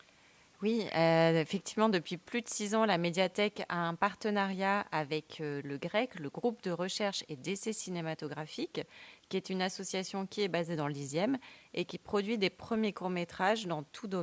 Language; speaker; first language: French; native; French